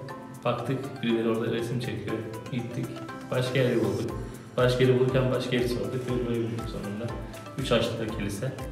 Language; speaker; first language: Turkish; native; Turkish